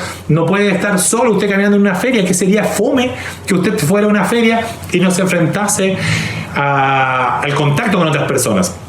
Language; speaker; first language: Spanish; native; Spanish